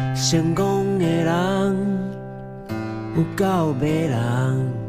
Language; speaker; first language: Chinese; non-native, local second language; Min Nan Chinese